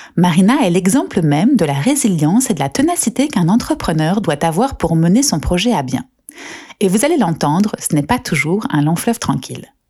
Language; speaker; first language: French; native; French